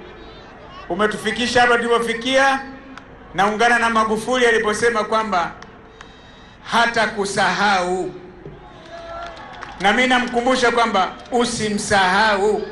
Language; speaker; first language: Swahili; native; Swahili